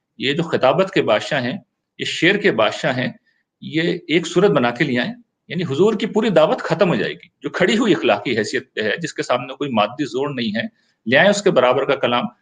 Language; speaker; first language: Urdu; native; Urdu